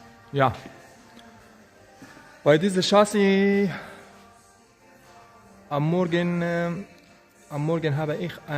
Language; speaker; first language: German; non-native, learner; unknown